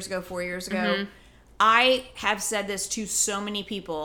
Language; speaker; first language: English; native; English